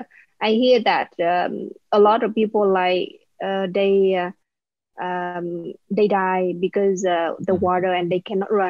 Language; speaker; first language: English; non-native, learner; Vietnamese